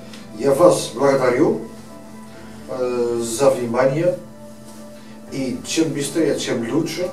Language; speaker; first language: Russian; non-native, learner; Dutch